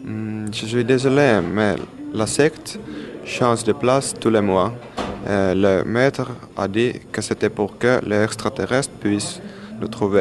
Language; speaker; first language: French; non-native, learner; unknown